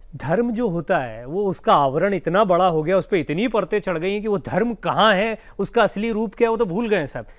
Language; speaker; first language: Hindi; native; Hindi